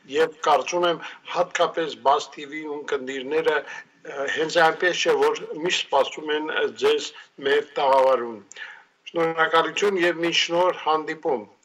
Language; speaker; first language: Armenian; native; Armenian